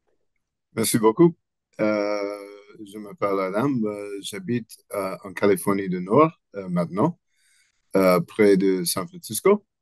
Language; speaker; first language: French; non-native, learner; English